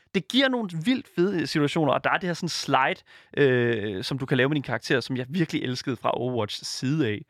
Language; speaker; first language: Danish; native; Danish